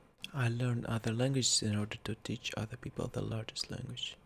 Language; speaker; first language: English; non-native, learner; Russian